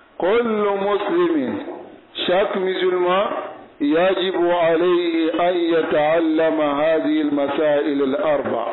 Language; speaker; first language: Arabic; non-native, fluent; Bambara